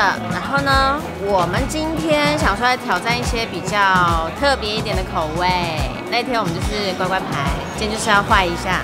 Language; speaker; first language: Chinese; native; Chinese